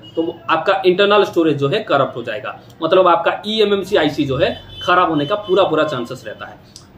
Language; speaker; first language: Hindi; non-native, local second language; Odia